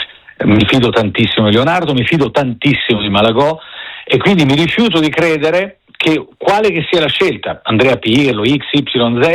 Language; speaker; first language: Italian; native; Italian